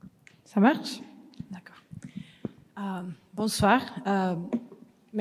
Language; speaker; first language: French; non-native, fluent; Spanish